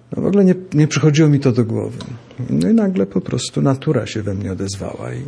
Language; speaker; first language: Polish; native; Polish